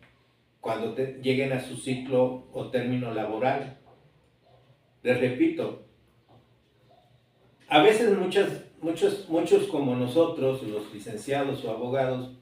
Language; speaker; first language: Spanish; native; Spanish